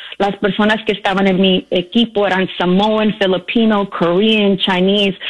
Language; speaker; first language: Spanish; early bilingual, heritage; Spanish